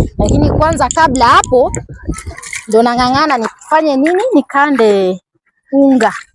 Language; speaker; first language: Swahili; native; Swahili